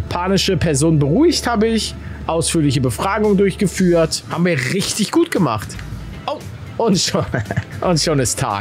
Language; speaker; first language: German; native; German